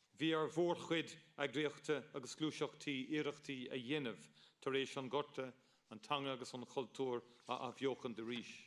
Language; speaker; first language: Irish; non-native, local second language; English